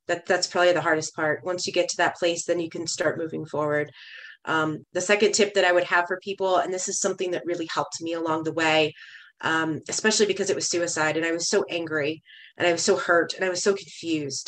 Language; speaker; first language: English; native; English